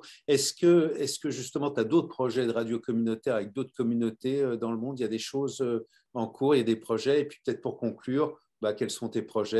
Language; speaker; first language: French; native; French